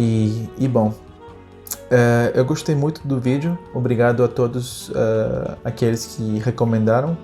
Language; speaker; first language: Portuguese; non-native, fluent; Spanish